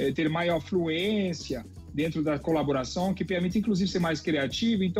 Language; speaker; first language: Portuguese; non-native, fluent; French